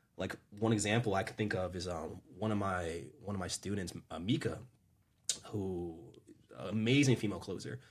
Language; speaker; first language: English; native; English